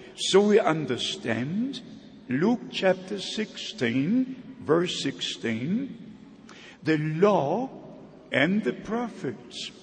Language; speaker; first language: English; non-native, fluent; German